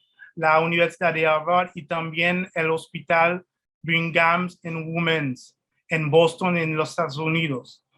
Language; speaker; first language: Spanish; non-native, fluent; Haitian Creole